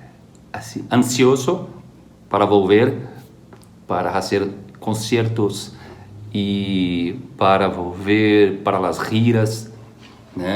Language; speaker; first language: Spanish; non-native, fluent; Portuguese